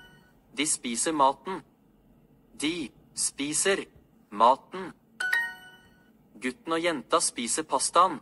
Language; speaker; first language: Norwegian; non-native, learner; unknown